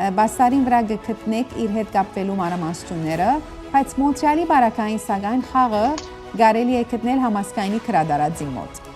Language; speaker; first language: Armenian; early bilingual, heritage; Armenian